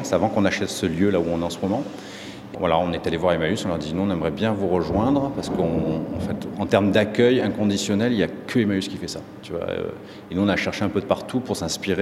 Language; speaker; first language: French; native; French